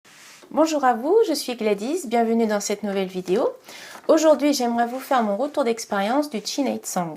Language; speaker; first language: French; native; French